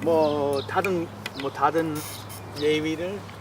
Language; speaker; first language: Korean; non-native, learner; English